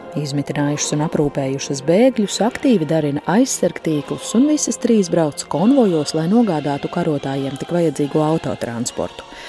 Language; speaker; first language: Latvian; native; Latvian